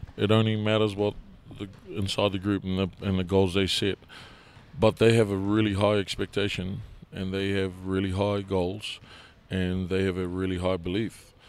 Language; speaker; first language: English; native; English